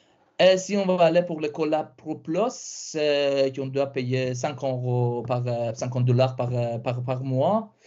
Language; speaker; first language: French; non-native, fluent; Persian